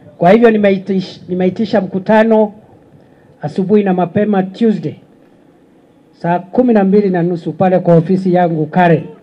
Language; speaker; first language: Swahili; non-native, local second language; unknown